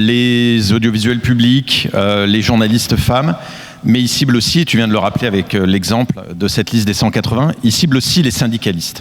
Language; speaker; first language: French; native; French